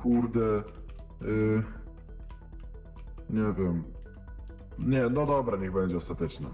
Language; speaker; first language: Polish; native; Polish